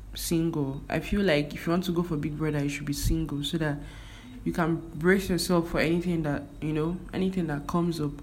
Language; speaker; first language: English; non-native, local second language; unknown